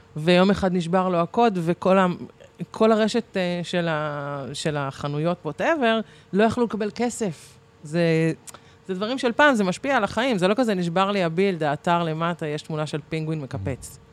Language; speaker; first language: Hebrew; early bilingual, other home language; Arabic